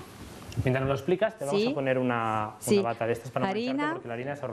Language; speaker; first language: Spanish; native; Spanish